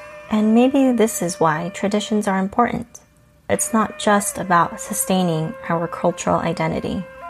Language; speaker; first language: English; early bilingual, other home language; Korean